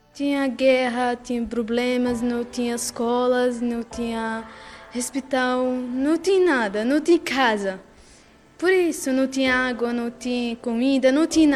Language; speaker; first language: Portuguese; non-native, learner; Arabic